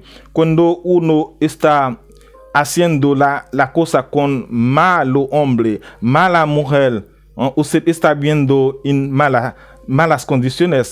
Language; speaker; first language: Spanish; non-native, learner; Haitian Creole